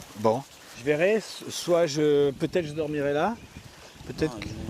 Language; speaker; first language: French; native; French